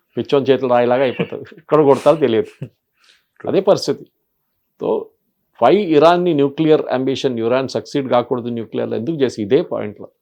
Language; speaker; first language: Telugu; non-native, local second language; Malayalam